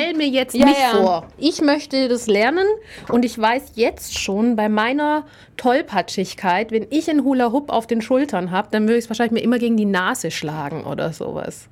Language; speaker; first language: German; native; German